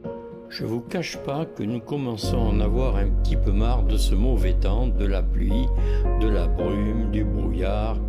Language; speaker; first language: French; native; French